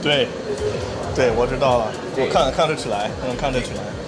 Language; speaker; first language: Chinese; non-native, fluent; English